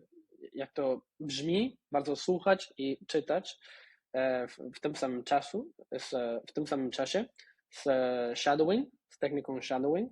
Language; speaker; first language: Polish; non-native, fluent; Spanish